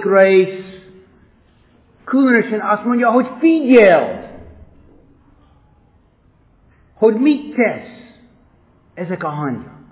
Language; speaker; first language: Hungarian; non-native, fluent; English